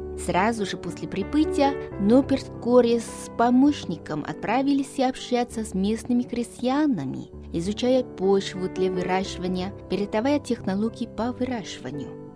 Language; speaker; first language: Russian; non-native, fluent; Chinese